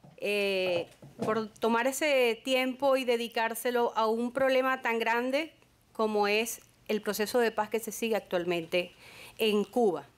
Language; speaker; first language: Spanish; native; Spanish